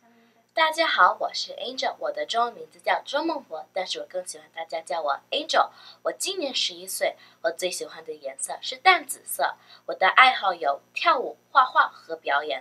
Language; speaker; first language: Chinese; early bilingual, other home language; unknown